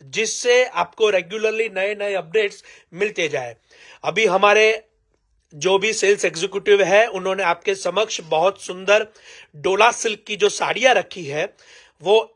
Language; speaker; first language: Hindi; non-native, local second language; Gujarati